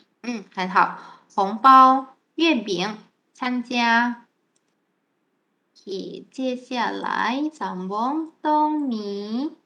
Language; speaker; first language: Chinese; non-native, fluent; Malay